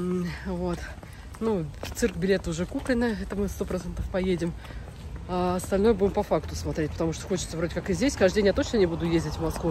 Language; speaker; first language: Russian; native; Russian